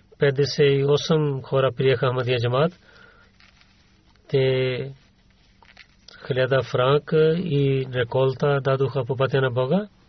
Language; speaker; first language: Bulgarian; non-native, learner; Urdu